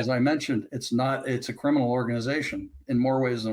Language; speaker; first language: English; native; English